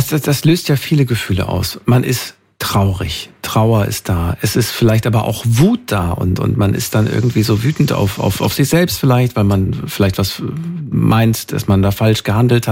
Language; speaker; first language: German; native; German